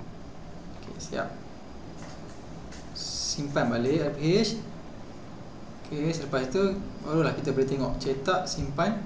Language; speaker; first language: Malay; native; Malay